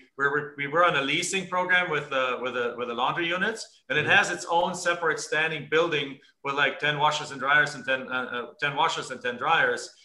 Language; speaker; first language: English; non-native, fluent; German